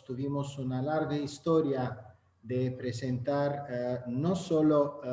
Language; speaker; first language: Spanish; non-native, learner; Azerbaijani